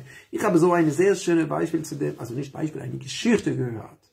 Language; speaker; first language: German; non-native, fluent; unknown